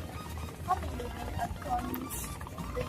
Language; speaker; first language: English; non-native, learner; Indonesian